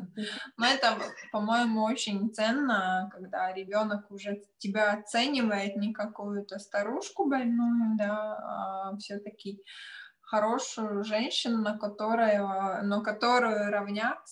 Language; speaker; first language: Russian; non-native, local second language; Latvian